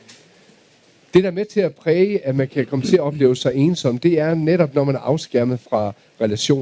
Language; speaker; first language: Danish; native; Danish